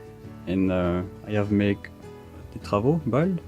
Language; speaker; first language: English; non-native, learner; French